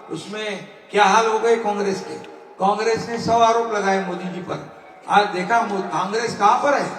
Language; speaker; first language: Hindi; non-native, local second language; Marathi